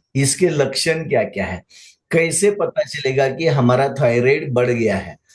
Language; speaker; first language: Hindi; non-native, local second language; Marathi